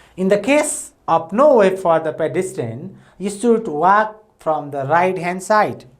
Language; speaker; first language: English; non-native, local second language; Nepali